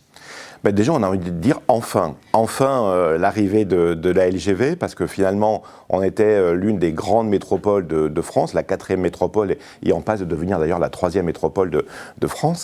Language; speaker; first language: French; native; French